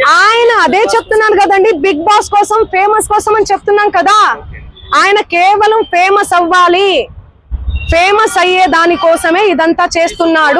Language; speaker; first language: Telugu; non-native, local second language; Lambadi